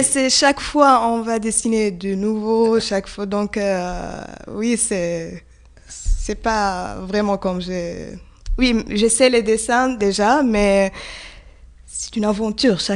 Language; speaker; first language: French; non-native, learner; Arabic